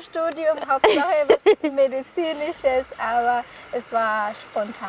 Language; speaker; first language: German; non-native, fluent; Kinyarwanda